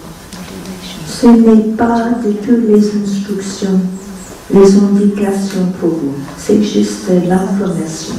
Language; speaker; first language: French; non-native, fluent; Vietnamese